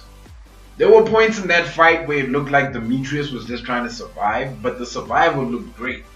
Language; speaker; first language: English; native; English